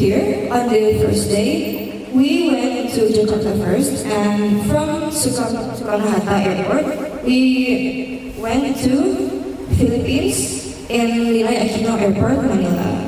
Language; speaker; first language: English; non-native, fluent; Indonesian